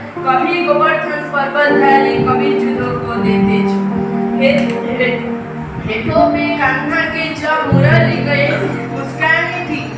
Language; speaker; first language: Hindi; non-native, local second language; Odia